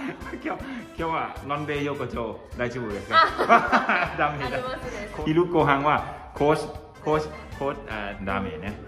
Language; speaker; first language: Japanese; non-native, learner; Thai